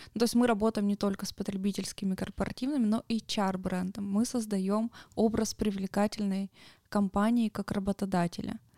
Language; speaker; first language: Russian; native; Russian